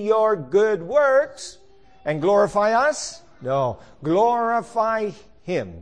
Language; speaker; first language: English; native; English